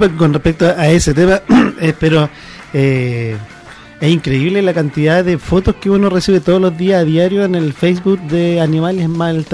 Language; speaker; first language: Spanish; native; Spanish